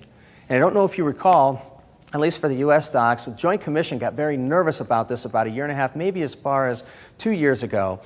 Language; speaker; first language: English; native; English